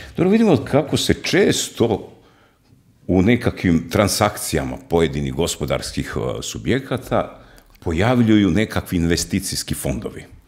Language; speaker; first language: Croatian; native; Croatian